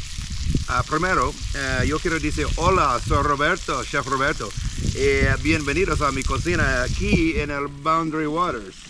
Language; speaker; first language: Spanish; non-native, learner; English